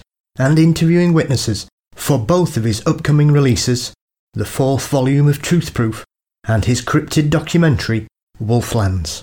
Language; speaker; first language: English; native; English